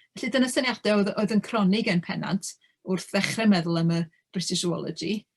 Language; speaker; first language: Welsh; native; Welsh